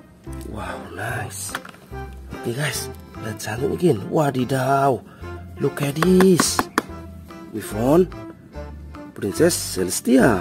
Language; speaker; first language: English; non-native, learner; Indonesian